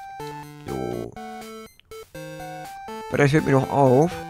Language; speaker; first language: German; native; German